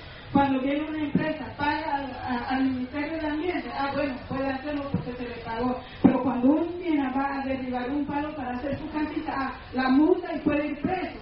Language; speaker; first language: Spanish; non-native, local second language; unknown